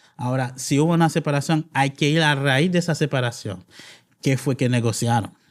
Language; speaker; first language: Spanish; non-native, fluent; Haitian Creole